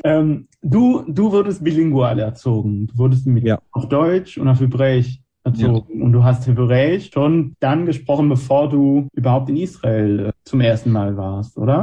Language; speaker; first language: German; non-native, fluent; Hebrew